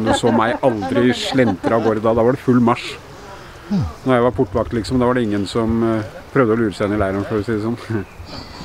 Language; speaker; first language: Norwegian; native; Norwegian